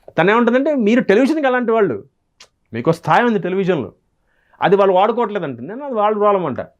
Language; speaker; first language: Telugu; native; Telugu